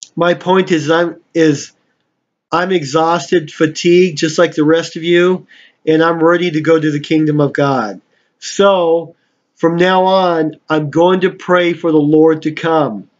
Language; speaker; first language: English; native; English